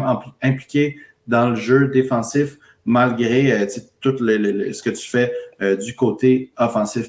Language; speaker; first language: French; native; French